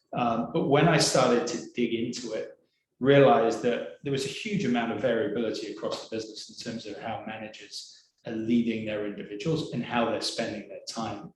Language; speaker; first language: English; native; English